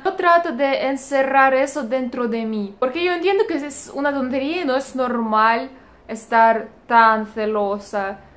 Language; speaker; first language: Spanish; non-native, learner; Russian